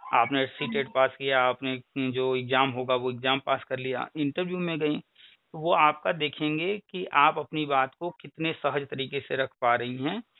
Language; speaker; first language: Hindi; native; Hindi